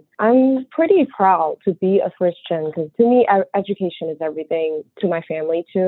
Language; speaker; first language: English; early bilingual, other home language; Chinese